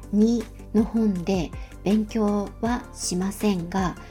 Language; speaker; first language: Japanese; native; Japanese